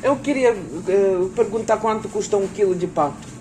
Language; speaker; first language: Portuguese; non-native, learner; Ukrainian